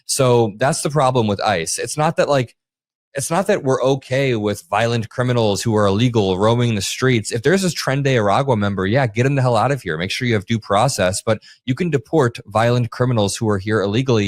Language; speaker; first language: English; native; English